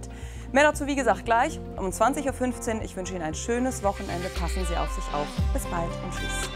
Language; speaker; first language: German; native; German